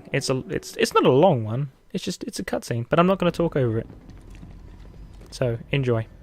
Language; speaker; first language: English; native; English